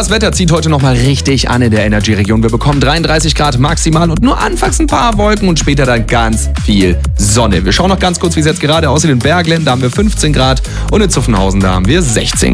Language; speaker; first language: German; native; German